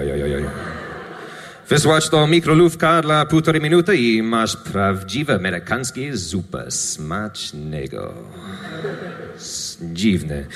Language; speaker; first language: Polish; non-native, learner; English